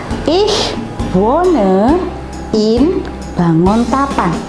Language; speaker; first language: German; non-native, fluent; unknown